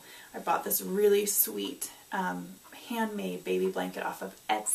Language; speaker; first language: English; native; English